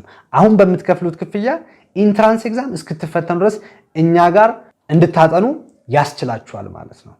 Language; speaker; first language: Amharic; native; Amharic